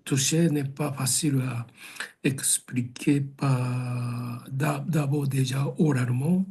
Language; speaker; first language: French; non-native, learner; Japanese